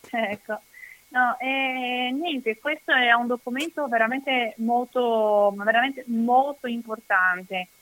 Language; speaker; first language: Italian; non-native, fluent; Portuguese